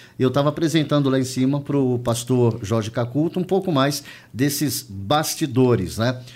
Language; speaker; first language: Portuguese; native; Portuguese